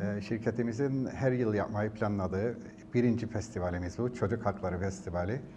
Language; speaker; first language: Turkish; early bilingual, heritage; Turkish